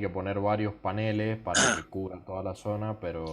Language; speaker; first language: Spanish; native; Spanish